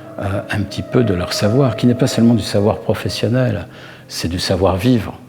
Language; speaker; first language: French; native; French